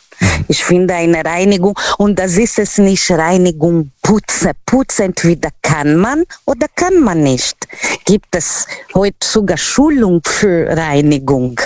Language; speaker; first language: German; non-native, learner; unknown